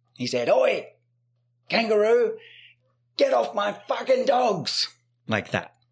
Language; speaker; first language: English; native; English